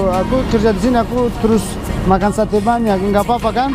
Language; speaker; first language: Indonesian; non-native, learner; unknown